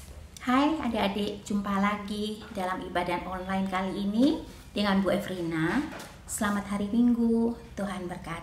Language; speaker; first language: Indonesian; native; Indonesian